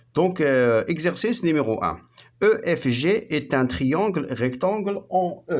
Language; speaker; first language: French; non-native, local second language; Arabic